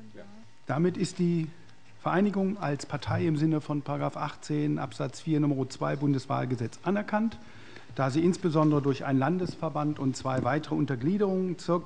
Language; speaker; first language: German; native; German